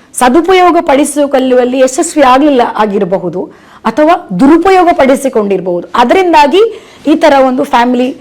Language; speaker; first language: Kannada; non-native, local second language; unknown